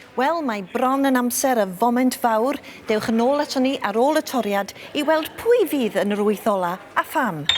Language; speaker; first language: Welsh; native; Welsh